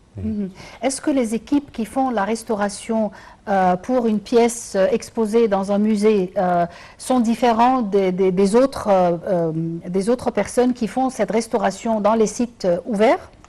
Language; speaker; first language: French; non-native, fluent; Arabic